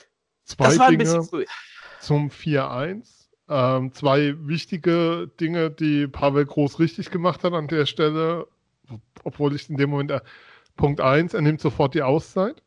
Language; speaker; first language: German; native; German